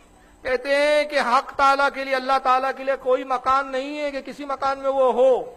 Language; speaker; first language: Urdu; native; Urdu